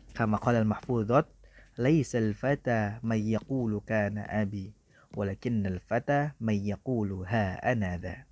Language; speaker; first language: Arabic; non-native, fluent; Indonesian